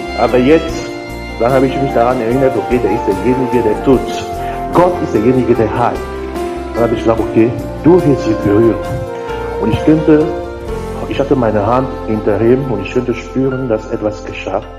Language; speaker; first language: German; non-native, learner; French